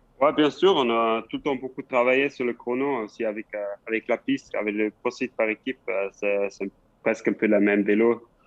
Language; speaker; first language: French; non-native, local second language; Swiss German